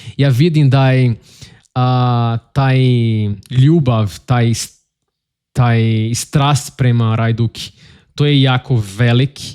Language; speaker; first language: Bosnian; non-native, learner; Portuguese